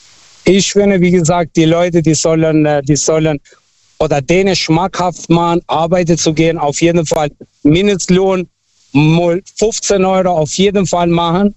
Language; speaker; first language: German; non-native, fluent; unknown